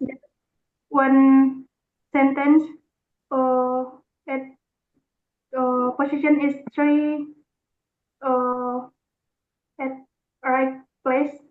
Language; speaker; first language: English; non-native, learner; Indonesian